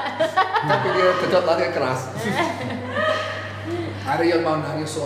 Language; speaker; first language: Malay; non-native, fluent; English